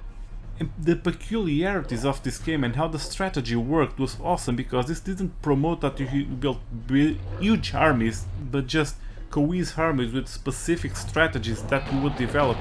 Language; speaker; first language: English; non-native, fluent; Portuguese